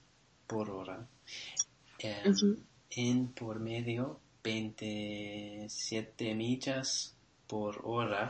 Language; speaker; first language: Spanish; non-native, learner; English